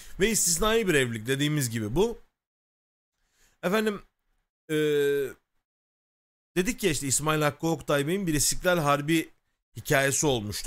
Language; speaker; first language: Turkish; native; Turkish